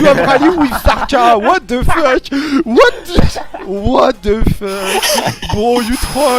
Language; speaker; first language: English; non-native, learner; French